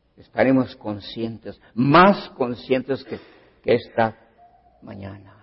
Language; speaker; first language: Spanish; early bilingual, heritage; Spanish